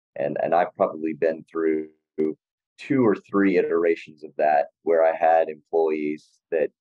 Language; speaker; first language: English; native; English